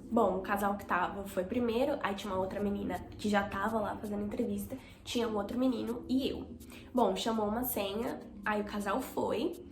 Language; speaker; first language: Portuguese; native; Portuguese